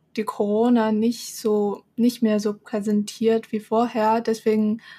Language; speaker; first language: German; non-native, fluent; Chinese